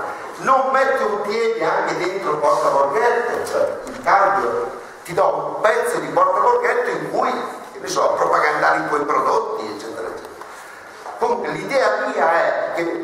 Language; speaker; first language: Italian; native; Italian